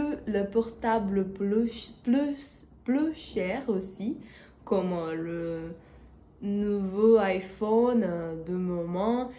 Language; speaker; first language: French; non-native, learner; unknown